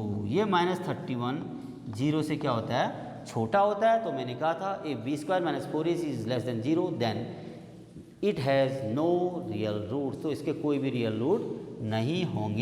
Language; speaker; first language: Hindi; native; Hindi